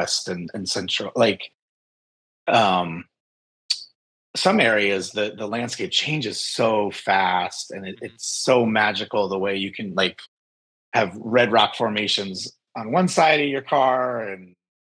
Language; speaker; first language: English; native; English